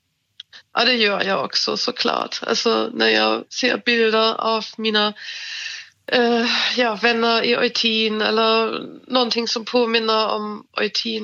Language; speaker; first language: Swedish; non-native, fluent; German